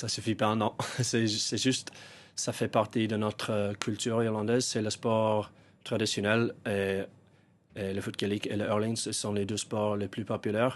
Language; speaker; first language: French; non-native, fluent; English